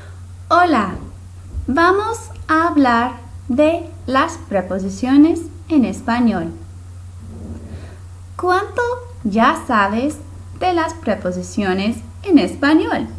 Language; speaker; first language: Spanish; non-native, fluent; English